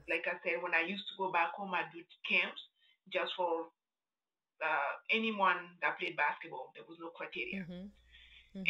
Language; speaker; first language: English; non-native, fluent; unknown